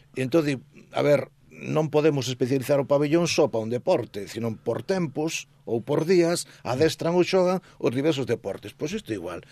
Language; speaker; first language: Galician; native; Galician